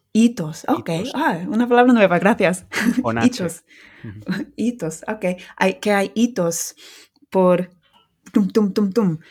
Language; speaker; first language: Spanish; non-native, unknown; English